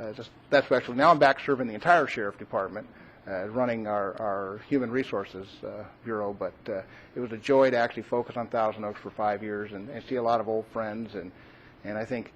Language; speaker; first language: English; native; English